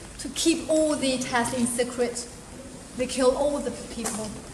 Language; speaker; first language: English; non-native, fluent; Chinese